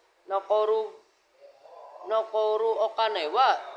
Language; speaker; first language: Japanese; non-native, learner; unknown